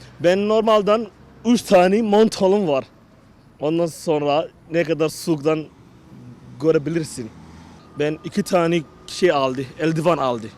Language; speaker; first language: Turkish; non-native, learner; Somali